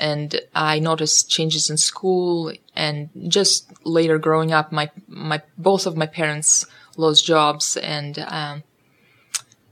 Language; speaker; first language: English; non-native, fluent; Russian